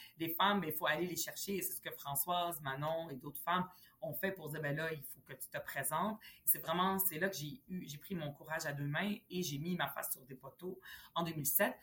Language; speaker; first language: French; early bilingual, other home language; Arabic